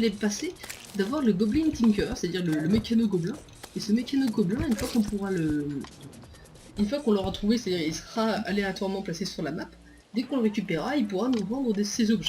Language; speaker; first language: French; native; French